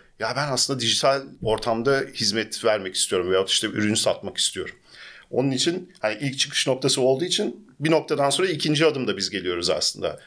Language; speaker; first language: Turkish; early bilingual, heritage; Turkish